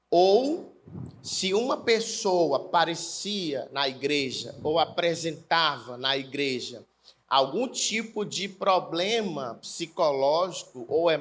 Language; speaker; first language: Portuguese; native; Portuguese